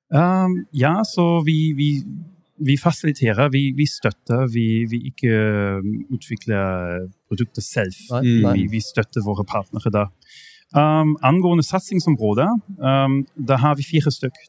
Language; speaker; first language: Norwegian; non-native, fluent; German